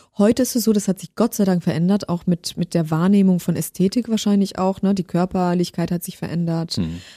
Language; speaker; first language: German; early bilingual, other home language; Polish